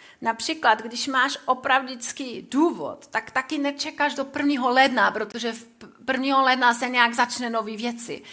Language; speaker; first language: Czech; non-native, fluent; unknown